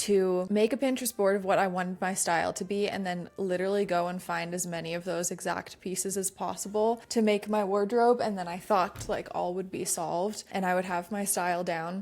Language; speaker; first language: English; native; English